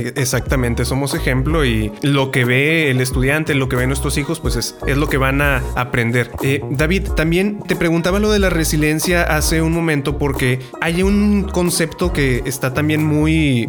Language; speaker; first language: Spanish; native; Spanish